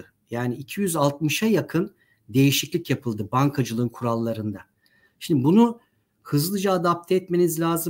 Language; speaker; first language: Turkish; native; Turkish